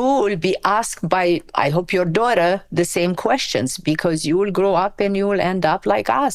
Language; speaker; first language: English; non-native, fluent; Romanian